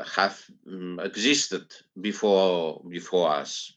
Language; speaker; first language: English; non-native, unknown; Catalan